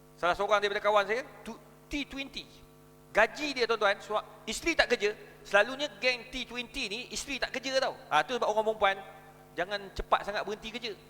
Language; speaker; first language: Malay; native; Malay